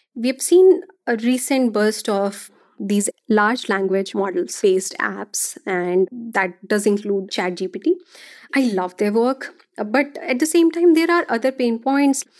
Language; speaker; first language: English; non-native, local second language; Hindi